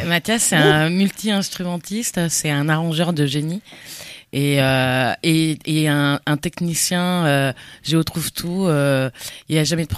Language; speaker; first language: French; native; French